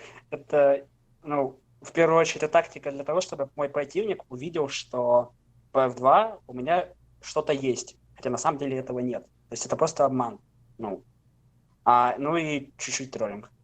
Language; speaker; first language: Russian; native; Russian